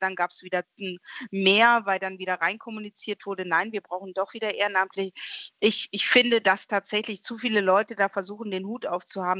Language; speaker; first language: German; native; German